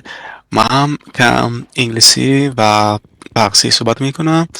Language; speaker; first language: Persian; non-native, learner; Italian